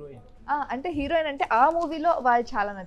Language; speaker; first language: Telugu; non-native, local second language; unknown